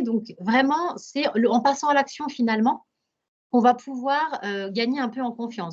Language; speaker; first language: French; native; French